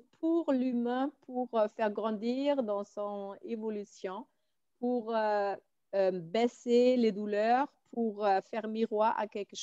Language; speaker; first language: French; non-native, fluent; German